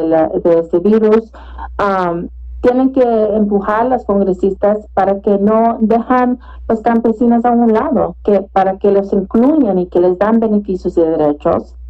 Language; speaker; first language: Spanish; early bilingual, heritage; Spanish